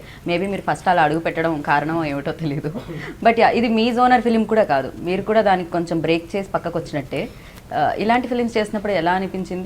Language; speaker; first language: Telugu; native; Telugu